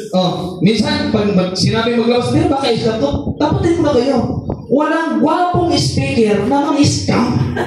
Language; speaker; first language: Filipino; non-native, local second language; Masbatenyo